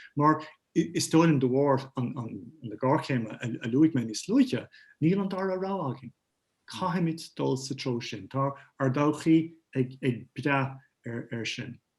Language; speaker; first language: Irish; non-native, local second language; English